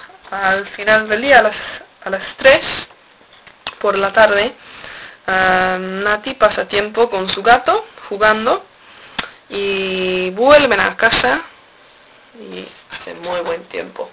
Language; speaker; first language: Spanish; non-native, learner; English